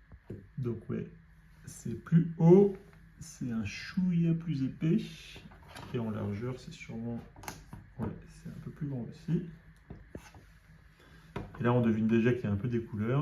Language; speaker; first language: French; native; French